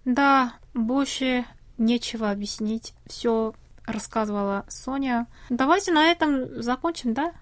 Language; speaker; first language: Russian; non-native, fluent; Korean